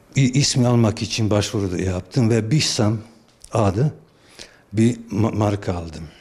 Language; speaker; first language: Turkish; non-native, fluent; Bosnian